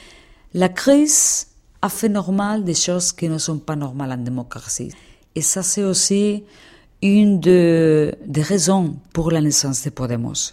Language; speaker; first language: French; non-native, fluent; Spanish